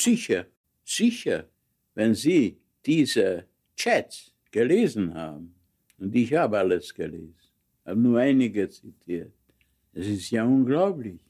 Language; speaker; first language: German; non-native, fluent; Hungarian